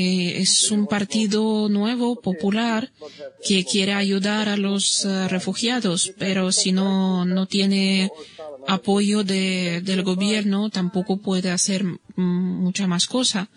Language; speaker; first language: Spanish; non-native, fluent; Bosnian